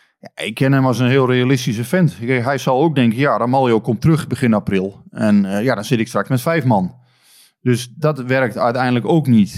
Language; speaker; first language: Dutch; native; Dutch